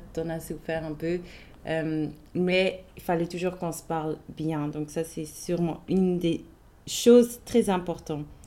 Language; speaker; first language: French; non-native, fluent; German